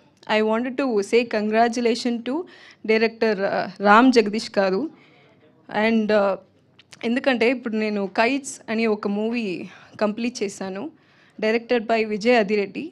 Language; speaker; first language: Telugu; non-native, local second language; Tamil